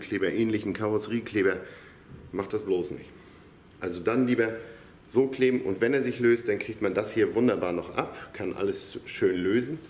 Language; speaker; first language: German; native; German